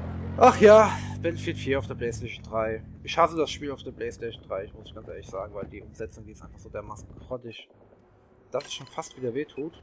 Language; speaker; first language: German; native; German